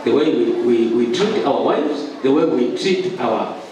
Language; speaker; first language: English; non-native, local second language; Swahili